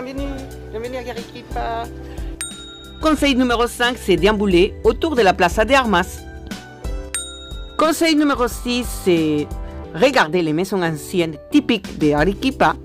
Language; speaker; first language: French; non-native, fluent; Spanish